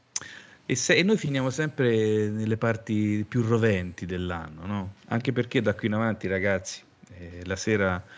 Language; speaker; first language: Italian; native; Italian